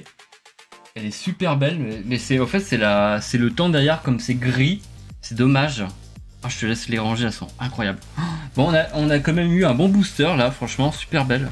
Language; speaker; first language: French; native; French